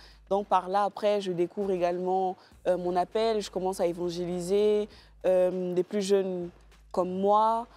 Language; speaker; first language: French; native; French